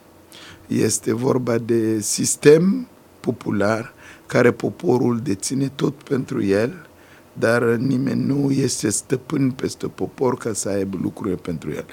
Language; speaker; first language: Romanian; non-native, fluent; Sango